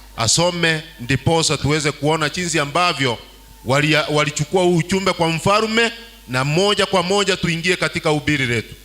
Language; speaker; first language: Swahili; non-native, local second language; Gusii